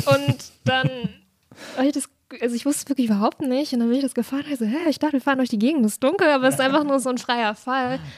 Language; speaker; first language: German; native; German